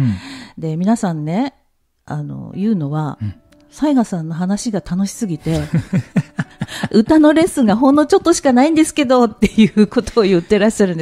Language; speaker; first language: Japanese; native; Japanese